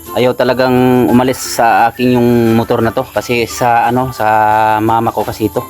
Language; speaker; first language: Filipino; non-native, fluent; Cebuano